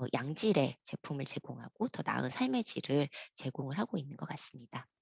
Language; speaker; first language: Korean; native; Korean